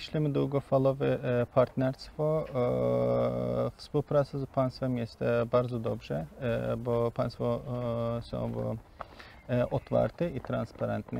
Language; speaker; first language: Polish; non-native, learner; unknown